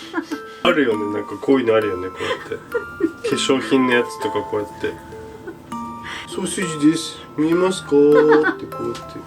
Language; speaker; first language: Japanese; native; Japanese